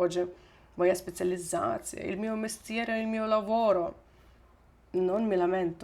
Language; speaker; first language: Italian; non-native, fluent; Ukrainian